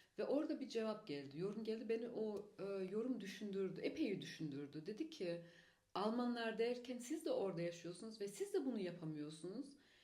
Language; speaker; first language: Turkish; early bilingual, heritage; Turkish